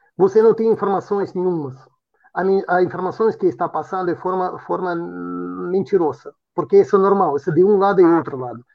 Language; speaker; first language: Portuguese; non-native, fluent; Russian